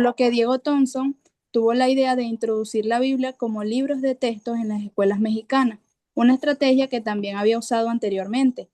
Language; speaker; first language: Spanish; native; Spanish